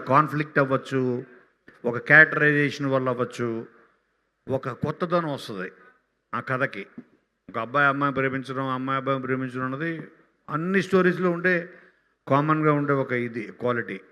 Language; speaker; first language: Telugu; native; Telugu